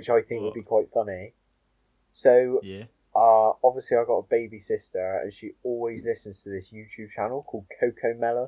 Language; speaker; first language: English; native; English